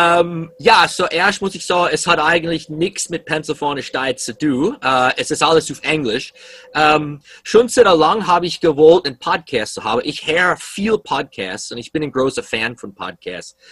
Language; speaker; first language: German; early bilingual, heritage; English